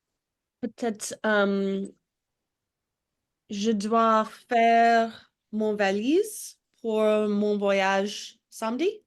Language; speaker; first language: French; non-native, learner; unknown